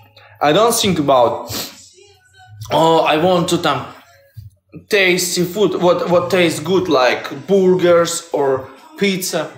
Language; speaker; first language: English; non-native, learner; Russian